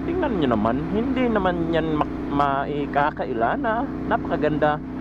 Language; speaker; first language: Filipino; non-native, local second language; Cebuano